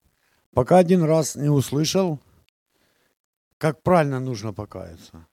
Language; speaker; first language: Czech; non-native, learner; Russian